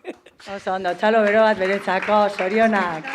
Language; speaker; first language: Basque; native; Basque